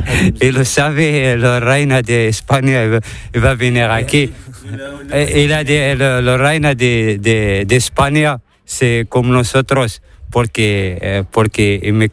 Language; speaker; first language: Spanish; non-native, learner; Arabic